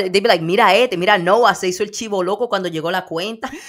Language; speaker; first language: Spanish; early bilingual, heritage; Spanish